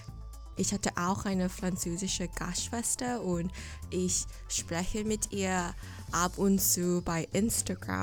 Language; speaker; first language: German; non-native, fluent; English